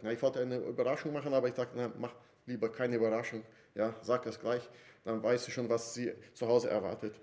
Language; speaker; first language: German; non-native, fluent; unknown